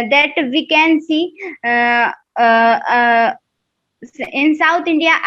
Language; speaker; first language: English; non-native, learner; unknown